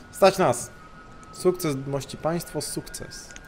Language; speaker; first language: Polish; native; Polish